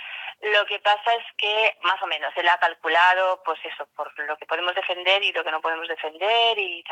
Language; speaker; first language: Spanish; native; Spanish